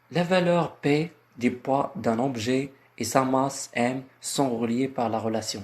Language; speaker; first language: French; non-native, local second language; Arabic